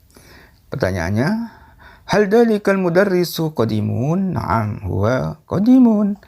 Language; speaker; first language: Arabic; non-native, fluent; Indonesian